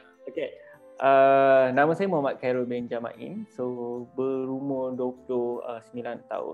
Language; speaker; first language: Malay; native; Malay